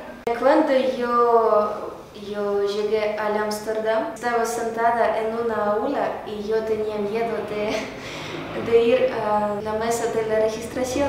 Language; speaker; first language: Spanish; non-native, learner; Ukrainian